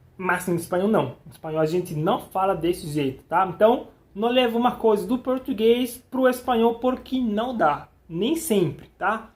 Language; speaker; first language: Portuguese; non-native, fluent; Spanish